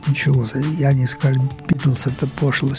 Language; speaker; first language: Russian; native; Russian